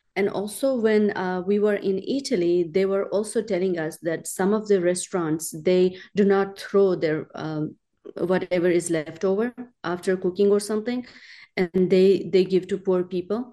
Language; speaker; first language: English; non-native, local second language; Urdu